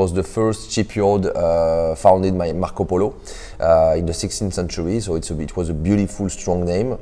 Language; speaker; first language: English; non-native, fluent; French